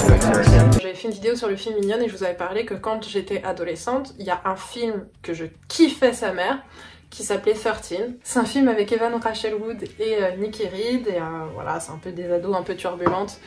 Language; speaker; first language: French; native; French